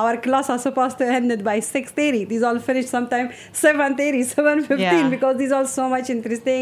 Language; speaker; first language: English; non-native, learner; Persian